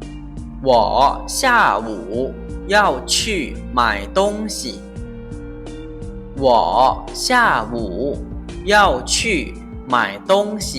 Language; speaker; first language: Chinese; non-native, fluent; Lao